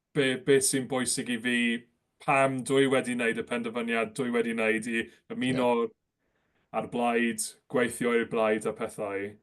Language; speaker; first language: Welsh; non-native, local second language; English